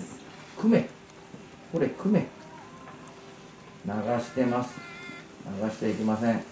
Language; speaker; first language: Japanese; native; Japanese